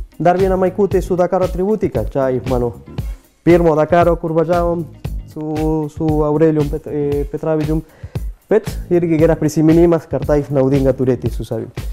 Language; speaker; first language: Lithuanian; non-native, fluent; Spanish